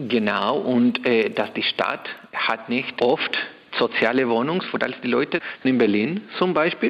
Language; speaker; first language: German; non-native, learner; Spanish